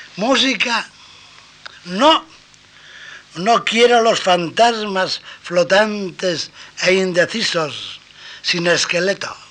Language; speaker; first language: Spanish; native; Spanish